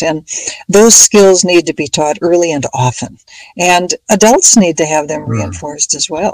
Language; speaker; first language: English; native; English